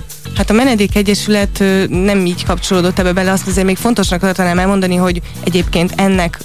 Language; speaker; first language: Hungarian; native; Hungarian